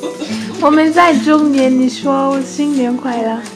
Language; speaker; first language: Chinese; non-native, learner; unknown